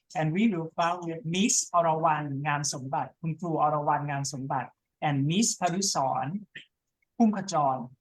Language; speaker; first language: English; non-native, fluent; Thai